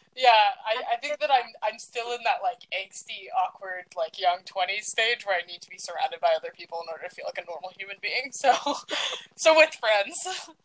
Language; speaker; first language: English; early bilingual, other home language; Greek